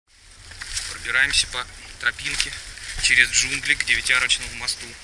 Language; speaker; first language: Russian; native; Russian